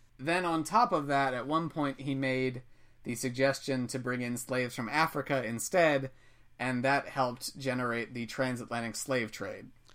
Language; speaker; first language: English; native; English